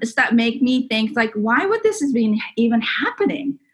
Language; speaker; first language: English; non-native, fluent; Japanese